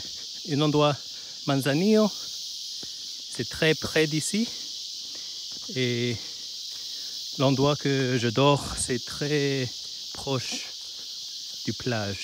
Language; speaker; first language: French; non-native, learner; Chinese